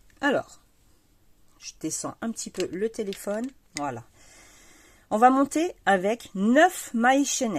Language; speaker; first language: French; native; French